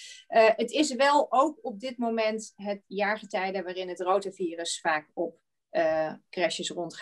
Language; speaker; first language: Dutch; native; Dutch